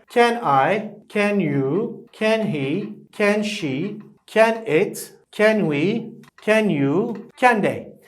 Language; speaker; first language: English; non-native, fluent; Turkish